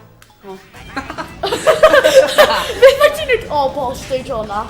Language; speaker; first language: Welsh; non-native, local second language; English